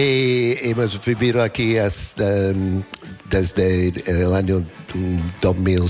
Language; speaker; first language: Spanish; non-native, learner; English